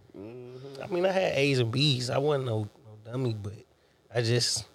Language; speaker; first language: English; native; English